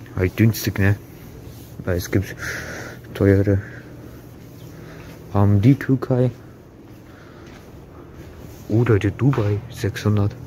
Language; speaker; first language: German; early bilingual, other home language; Turkish